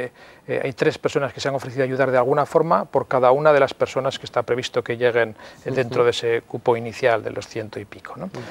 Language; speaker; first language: Spanish; native; Spanish